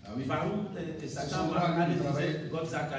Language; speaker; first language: German; non-native, learner; French